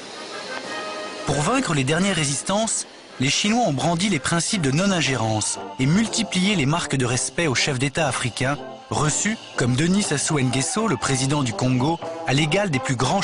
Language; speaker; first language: French; native; French